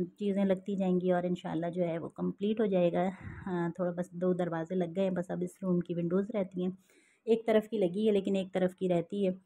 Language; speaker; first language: Urdu; native; Urdu